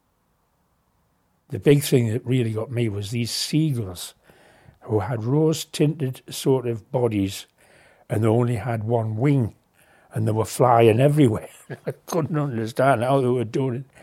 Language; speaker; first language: English; native; English